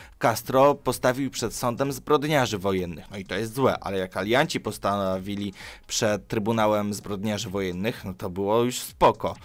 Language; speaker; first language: Polish; early bilingual, other home language; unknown